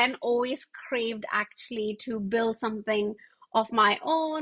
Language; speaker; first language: English; non-native, local second language; Hindi